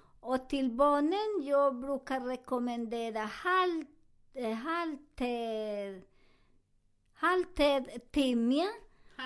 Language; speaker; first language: Swedish; non-native, learner; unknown